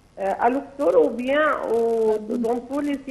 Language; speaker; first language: French; non-native, local second language; Arabic